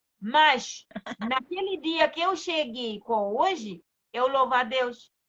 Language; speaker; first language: Portuguese; non-native, fluent; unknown